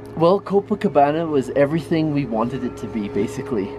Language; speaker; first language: English; native; English